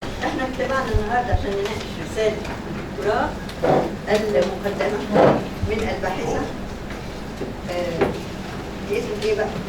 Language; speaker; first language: Arabic; native; Arabic